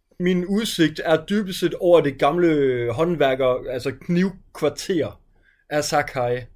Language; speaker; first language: Danish; native; Danish